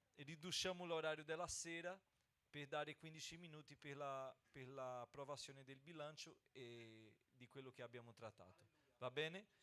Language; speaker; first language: Italian; non-native, fluent; Portuguese